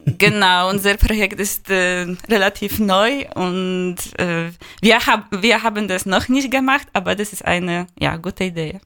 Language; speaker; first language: German; non-native, fluent; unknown